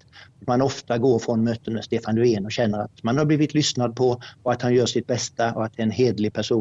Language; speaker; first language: Swedish; native; Swedish